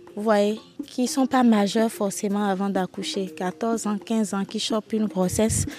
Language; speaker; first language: French; non-native, local second language; Fon